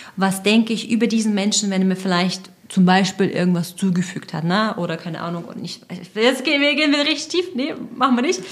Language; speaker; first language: German; non-native, fluent; Russian